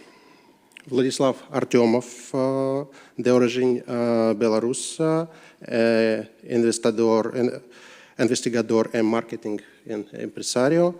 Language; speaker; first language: Portuguese; non-native, learner; Russian